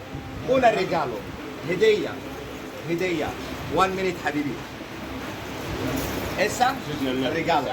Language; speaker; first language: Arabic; native; Arabic